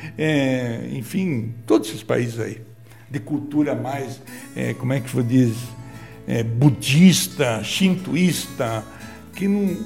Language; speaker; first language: Portuguese; non-native, local second language; Italian